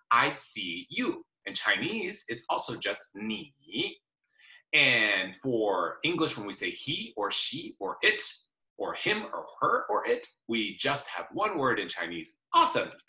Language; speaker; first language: English; native; English